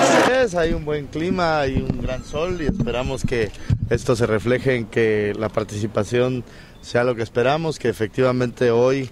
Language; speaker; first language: Spanish; native; Spanish